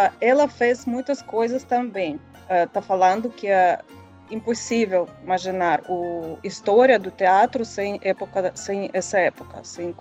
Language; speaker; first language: Portuguese; non-native, learner; Russian